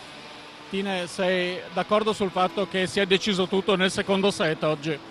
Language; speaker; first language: Italian; native; Italian